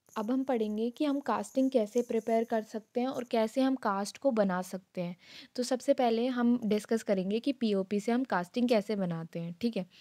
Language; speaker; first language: Hindi; native; Hindi